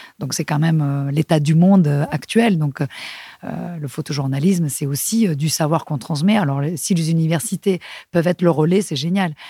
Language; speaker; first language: French; non-native, fluent; Spanish